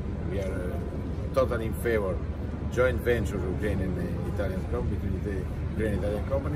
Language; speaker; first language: English; non-native, learner; Italian